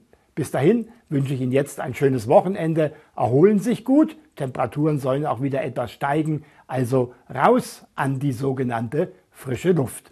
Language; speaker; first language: German; native; German